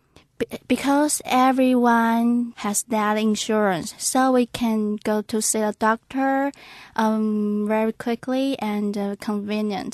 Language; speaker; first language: English; non-native, learner; Chinese